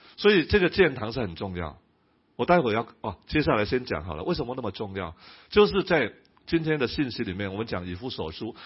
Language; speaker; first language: Chinese; non-native, local second language; Cantonese